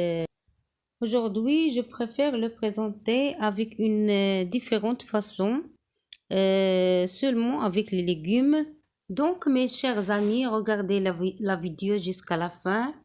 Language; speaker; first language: French; non-native, local second language; Arabic